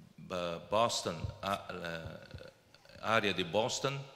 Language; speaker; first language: Spanish; non-native, fluent; Portuguese